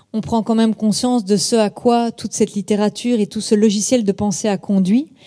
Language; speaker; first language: French; native; French